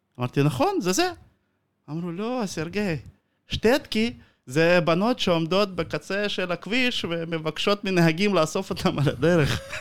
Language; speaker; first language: Hebrew; non-native, fluent; Russian